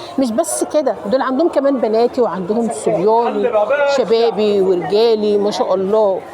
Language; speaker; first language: Egyptian Arabic; native; Egyptian Arabic